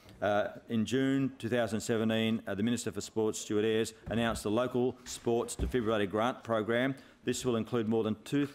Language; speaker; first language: English; native; English